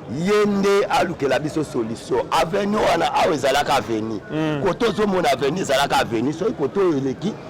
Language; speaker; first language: Lingala; native; Lingala